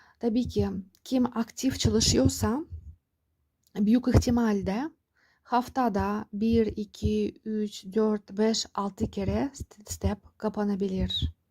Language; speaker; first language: Turkish; non-native, fluent; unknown